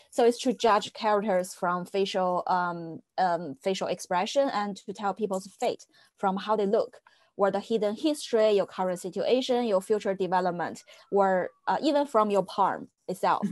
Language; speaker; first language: English; non-native, fluent; Chinese